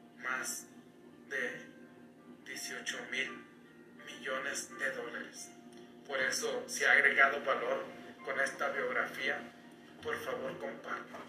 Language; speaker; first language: Spanish; native; Spanish